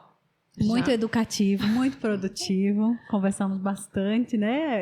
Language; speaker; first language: Portuguese; native; Portuguese